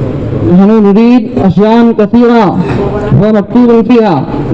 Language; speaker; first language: Arabic; non-native, learner; Urdu